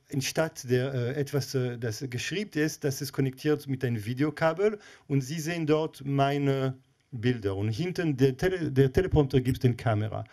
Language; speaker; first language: German; non-native, learner; Hebrew